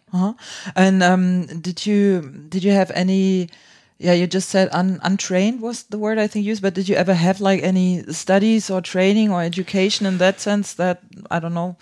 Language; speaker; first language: English; non-native, fluent; German